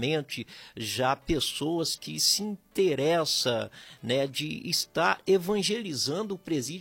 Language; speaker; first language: Portuguese; native; Portuguese